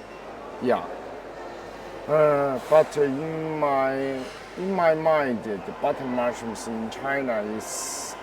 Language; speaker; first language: English; non-native, learner; Chinese